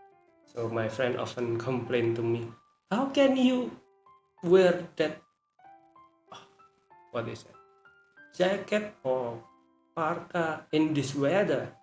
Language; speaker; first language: English; non-native, learner; Indonesian